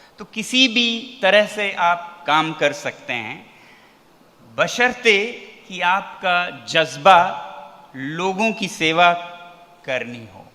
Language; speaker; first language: Hindi; non-native, local second language; Ladakhi